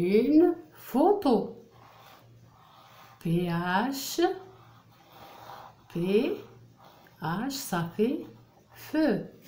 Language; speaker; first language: French; non-native, local second language; Arabic